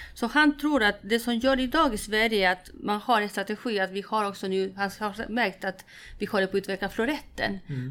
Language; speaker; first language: Swedish; non-native, fluent; Spanish